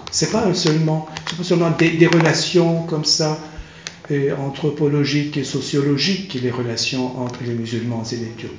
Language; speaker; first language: French; non-native, fluent; Turkish